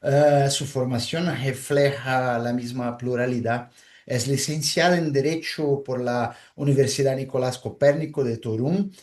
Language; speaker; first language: Spanish; non-native, fluent; Portuguese